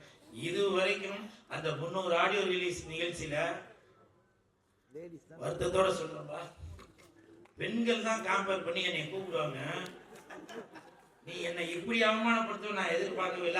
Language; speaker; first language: Tamil; native; Tamil